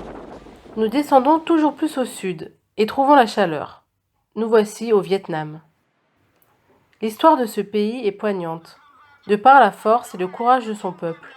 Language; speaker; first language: French; native; French